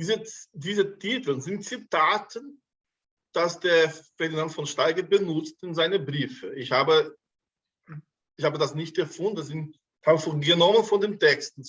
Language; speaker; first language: German; non-native, fluent; Portuguese